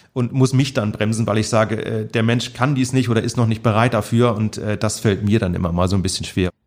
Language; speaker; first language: German; native; German